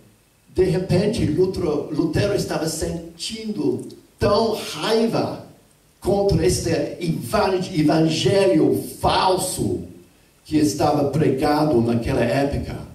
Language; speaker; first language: Portuguese; non-native, fluent; English